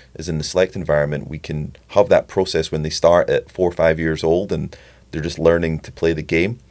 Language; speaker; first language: English; native; English